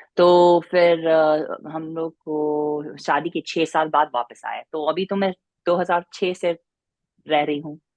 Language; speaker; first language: Hindi; non-native, fluent; English